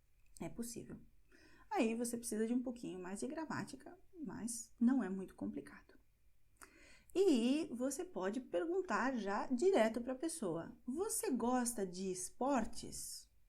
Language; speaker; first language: Portuguese; non-native, fluent; Spanish